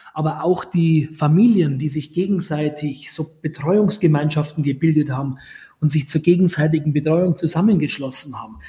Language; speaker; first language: German; native; German